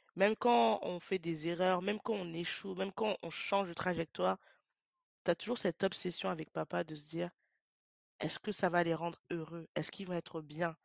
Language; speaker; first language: French; native; French